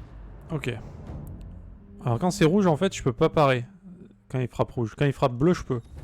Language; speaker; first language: French; native; French